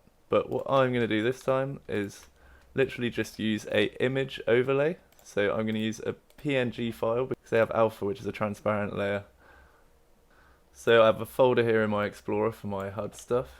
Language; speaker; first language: English; native; English